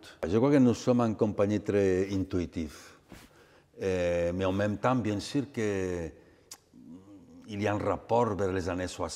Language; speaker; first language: French; non-native, fluent; Catalan